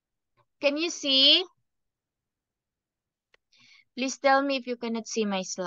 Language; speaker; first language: English; non-native, fluent; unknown